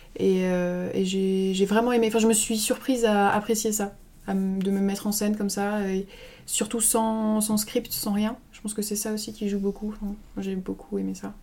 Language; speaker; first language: French; native; French